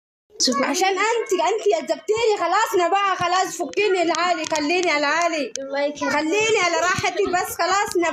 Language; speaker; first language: Arabic; non-native, learner; Oromo